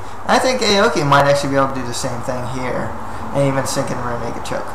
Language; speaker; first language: English; native; English